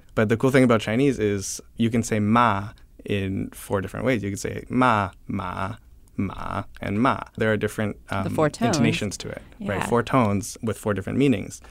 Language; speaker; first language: English; early bilingual, other home language; Chinese